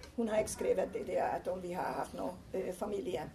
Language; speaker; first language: Danish; non-native, fluent; Hungarian